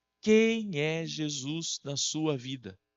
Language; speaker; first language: Portuguese; native; Portuguese